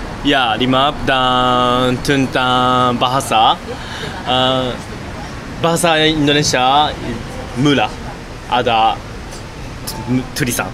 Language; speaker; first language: Indonesian; non-native, learner; Japanese